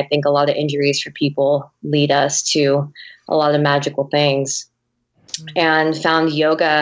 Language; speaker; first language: English; native; English